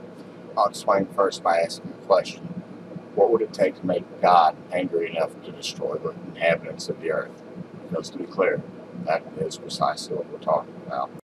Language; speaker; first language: English; native; English